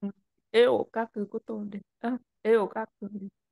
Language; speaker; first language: Japanese; non-native, learner; Vietnamese